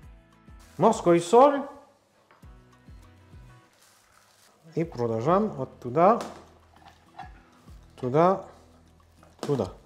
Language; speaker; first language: Russian; non-native, learner; French